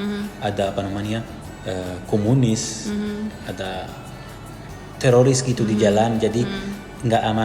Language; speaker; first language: Indonesian; non-native, fluent; Arabic